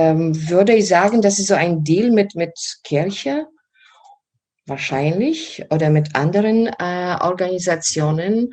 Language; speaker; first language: German; non-native, fluent; Polish